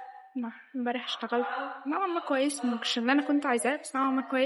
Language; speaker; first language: Arabic; native; Arabic